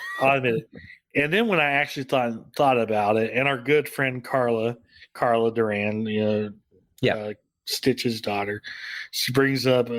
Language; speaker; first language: English; native; English